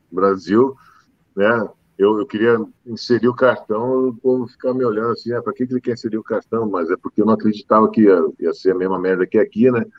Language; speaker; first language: Portuguese; native; Portuguese